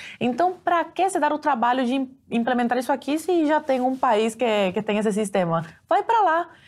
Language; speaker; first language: Portuguese; early bilingual, other home language; Spanish